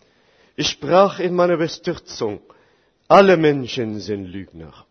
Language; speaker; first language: German; non-native, fluent; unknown